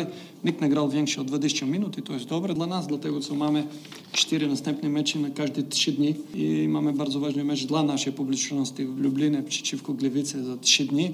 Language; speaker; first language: Polish; non-native, fluent; Macedonian